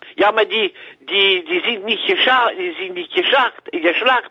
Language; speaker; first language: German; non-native, learner; French